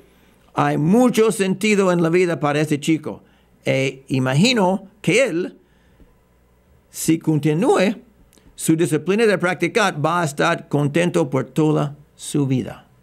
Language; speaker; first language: Spanish; non-native, fluent; English